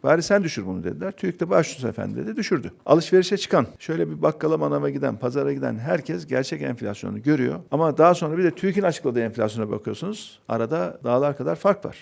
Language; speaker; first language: Turkish; native; Turkish